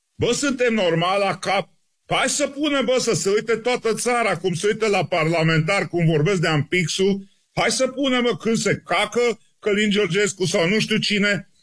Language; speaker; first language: Romanian; native; Romanian